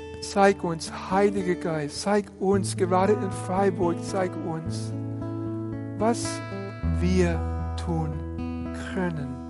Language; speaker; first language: German; non-native, fluent; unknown